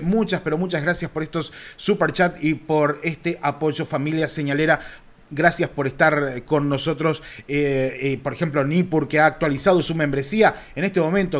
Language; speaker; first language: Spanish; native; Spanish